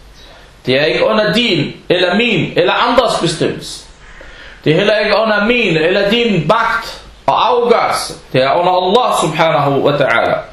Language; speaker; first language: Danish; early bilingual, other home language; Arabic